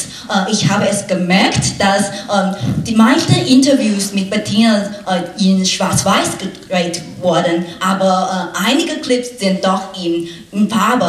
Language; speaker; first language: German; non-native, fluent; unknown